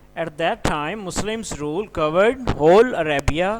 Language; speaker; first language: English; non-native, local second language; Urdu